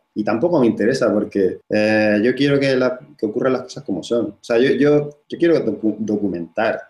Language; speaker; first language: Spanish; native; Spanish